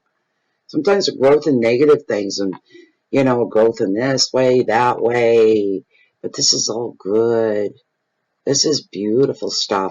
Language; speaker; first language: English; native; English